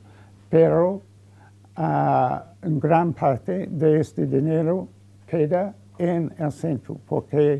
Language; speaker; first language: Spanish; non-native, fluent; English